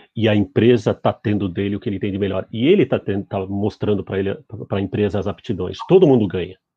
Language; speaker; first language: Portuguese; early bilingual, other home language; Spanish